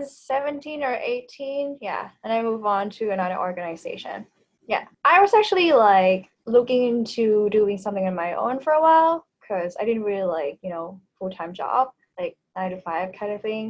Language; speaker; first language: English; non-native, fluent; Thai